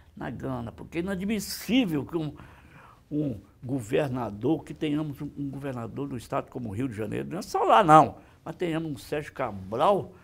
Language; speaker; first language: Portuguese; native; Portuguese